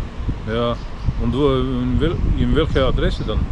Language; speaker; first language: German; non-native, learner; Latvian